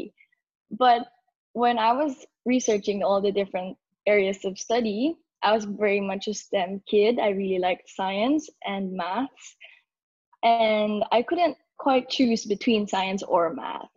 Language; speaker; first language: English; non-native, local second language; Filipino